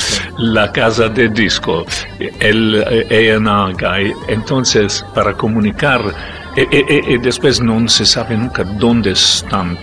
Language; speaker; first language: Spanish; non-native, learner; Italian